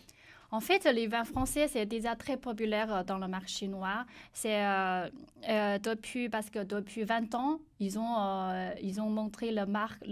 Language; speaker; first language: French; non-native, learner; Chinese